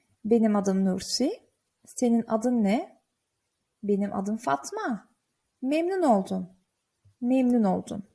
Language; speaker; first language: Turkish; early bilingual, heritage; Turkish